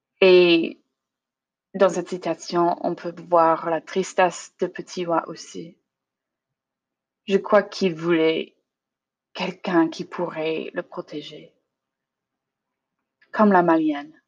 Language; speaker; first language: French; non-native, learner; English